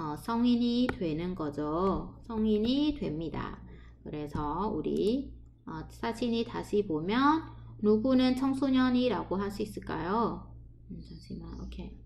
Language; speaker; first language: Korean; non-native, fluent; Vietnamese